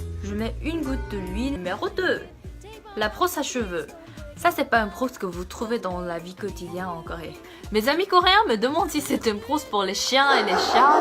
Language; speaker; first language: French; non-native, fluent; Korean